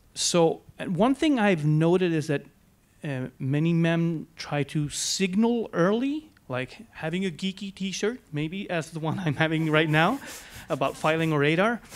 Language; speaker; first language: English; non-native, fluent; Swedish